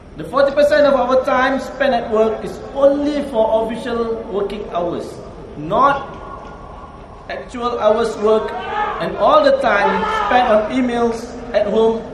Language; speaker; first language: English; non-native, local second language; Malay